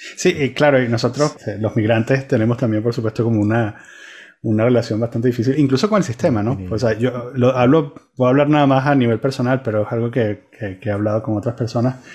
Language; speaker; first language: Spanish; native; Spanish